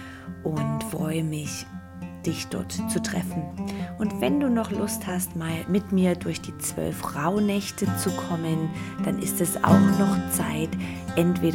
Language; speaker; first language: German; native; German